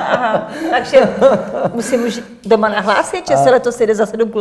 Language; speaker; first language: Czech; native; Czech